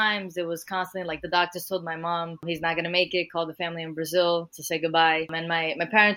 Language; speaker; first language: English; early bilingual, other home language; Portuguese